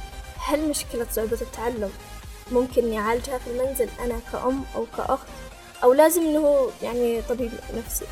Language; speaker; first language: Arabic; native; Arabic